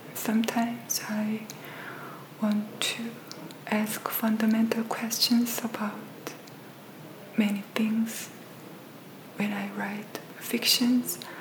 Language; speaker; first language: English; non-native, fluent; Korean